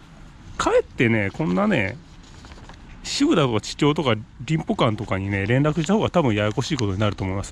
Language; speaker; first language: Japanese; native; Japanese